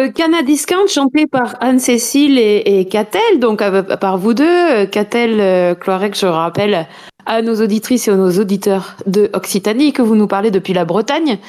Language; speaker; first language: French; native; French